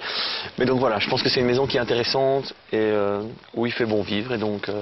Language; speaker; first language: French; native; French